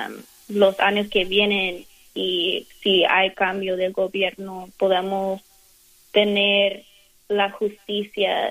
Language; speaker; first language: Spanish; non-native, fluent; English